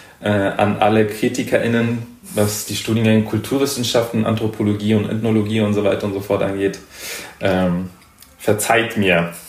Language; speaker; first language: German; early bilingual, other home language; Persian